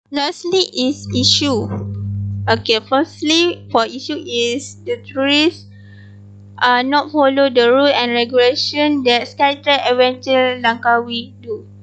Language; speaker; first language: English; non-native, local second language; Malay